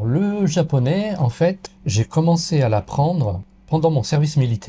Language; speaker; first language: French; native; French